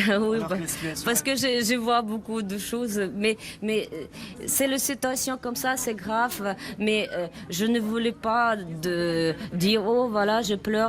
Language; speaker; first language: French; non-native, learner; Ukrainian